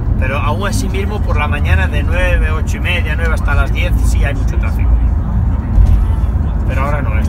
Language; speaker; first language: Spanish; native; Spanish